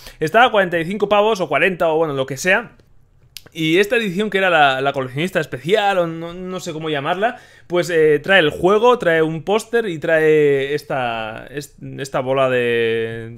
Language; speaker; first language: Spanish; native; Spanish